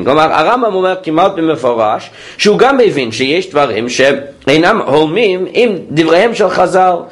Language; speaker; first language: Hebrew; non-native, fluent; English